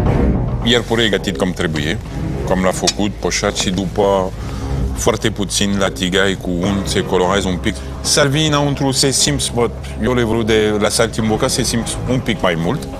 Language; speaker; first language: Romanian; non-native, learner; French